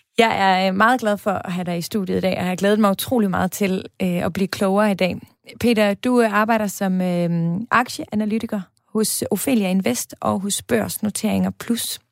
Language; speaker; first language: Danish; native; Danish